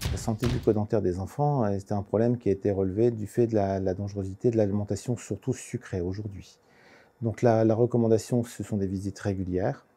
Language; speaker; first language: French; native; French